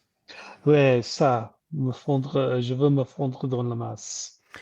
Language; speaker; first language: French; non-native, learner; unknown